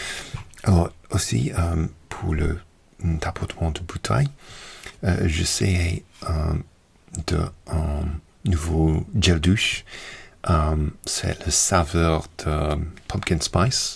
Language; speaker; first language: French; non-native, learner; English